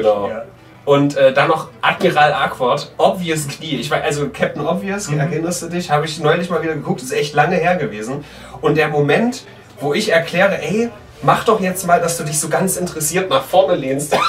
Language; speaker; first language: German; native; German